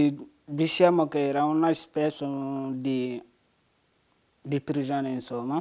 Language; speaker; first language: Italian; non-native, learner; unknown